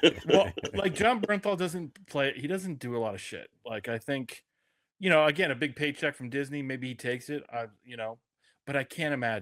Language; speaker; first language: English; native; English